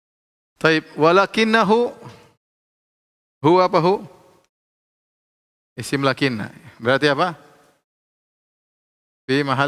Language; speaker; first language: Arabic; non-native, fluent; Indonesian